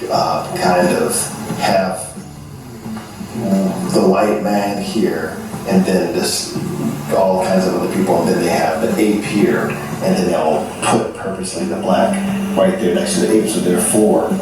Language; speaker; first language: English; native; English